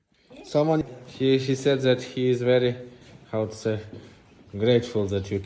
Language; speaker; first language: English; non-native, learner; Uzbek